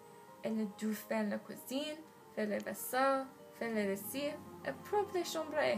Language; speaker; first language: French; non-native, learner; English